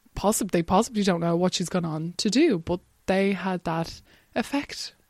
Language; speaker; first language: English; native; English